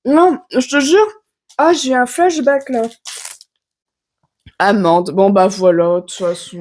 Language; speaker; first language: French; native; French